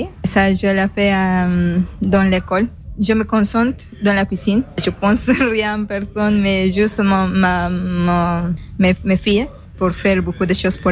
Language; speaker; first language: French; non-native, learner; Spanish